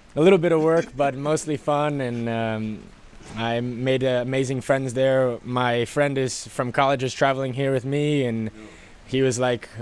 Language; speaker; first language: English; native; English